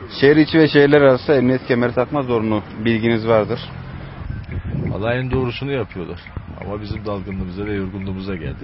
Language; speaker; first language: Turkish; native; Turkish